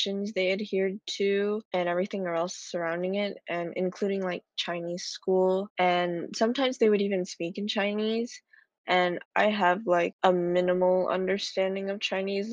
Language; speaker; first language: English; native; English